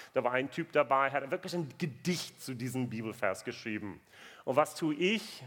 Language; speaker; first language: German; non-native, fluent; English